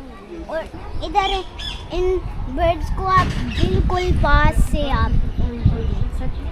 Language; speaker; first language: Hindi; early bilingual, heritage; Urdu